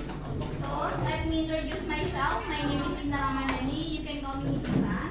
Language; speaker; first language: English; non-native, learner; Indonesian